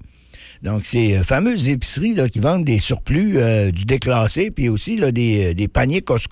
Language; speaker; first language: French; native; French